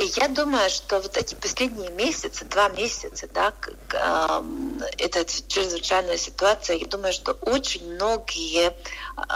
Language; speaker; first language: Russian; non-native, local second language; Latvian